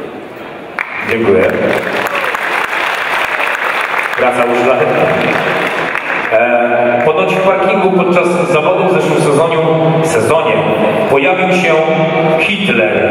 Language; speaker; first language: Polish; native; Polish